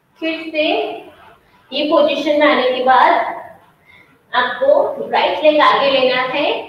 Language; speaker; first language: Hindi; non-native, local second language; Gujarati